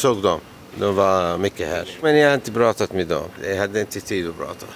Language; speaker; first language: Swedish; non-native, learner; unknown